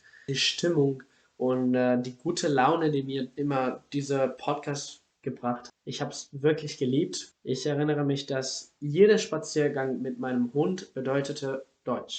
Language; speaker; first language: German; non-native, fluent; Spanish